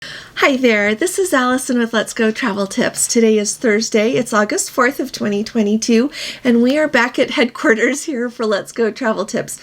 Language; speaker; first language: English; native; English